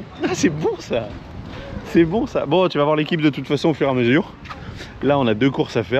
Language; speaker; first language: French; native; French